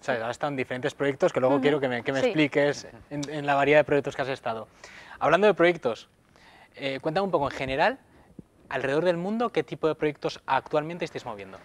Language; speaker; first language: Spanish; native; Spanish